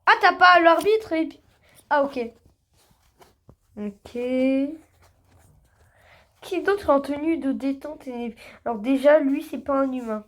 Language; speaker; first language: French; native; French